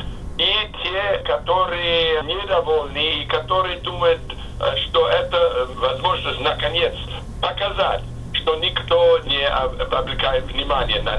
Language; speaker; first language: Russian; non-native, fluent; English